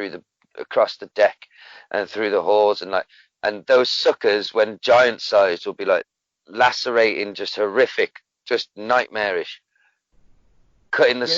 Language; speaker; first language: English; native; English